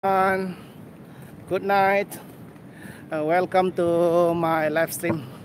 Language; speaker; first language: English; non-native, local second language; Malay